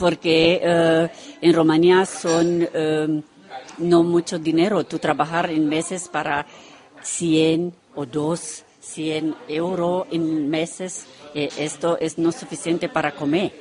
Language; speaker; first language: Spanish; non-native, learner; Romanian